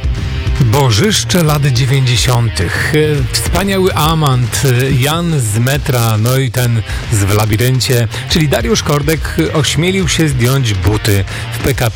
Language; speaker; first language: Polish; native; Polish